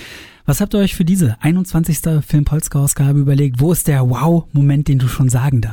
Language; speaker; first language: German; native; German